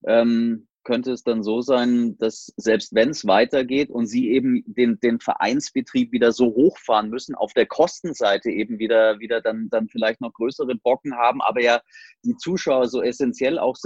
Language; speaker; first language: German; native; German